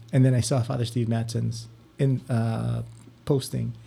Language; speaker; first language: English; non-native, local second language; Filipino